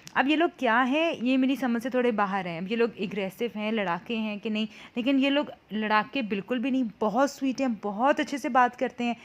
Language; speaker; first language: Urdu; native; Urdu